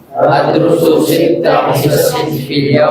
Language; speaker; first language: Arabic; non-native, learner; Filipino